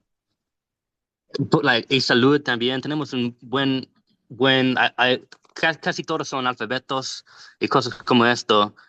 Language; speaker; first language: Spanish; non-native, learner; English